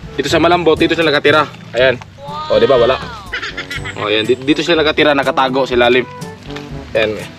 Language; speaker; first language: Filipino; non-native, local second language; Cebuano